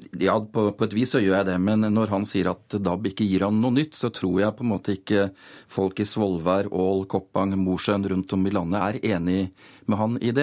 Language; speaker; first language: Norwegian; native; Norwegian